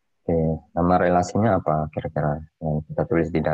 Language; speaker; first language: Indonesian; native; Indonesian